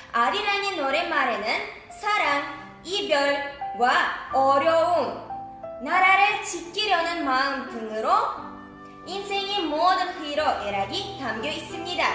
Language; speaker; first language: Korean; non-native, fluent; Uzbek